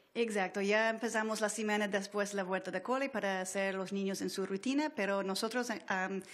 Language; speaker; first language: Spanish; non-native, fluent; English